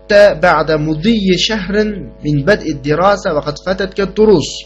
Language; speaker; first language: Arabic; non-native, fluent; Uyghur